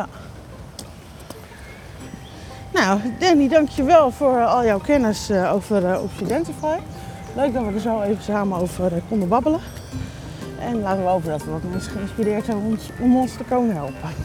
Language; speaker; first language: Dutch; native; Dutch